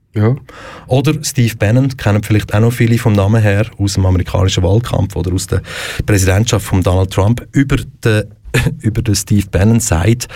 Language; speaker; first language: German; native; German